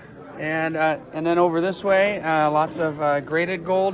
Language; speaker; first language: English; native; English